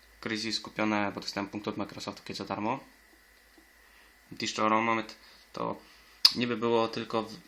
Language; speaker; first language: Polish; native; Polish